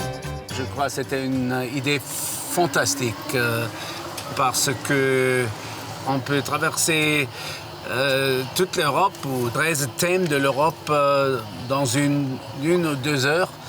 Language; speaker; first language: French; non-native, fluent; German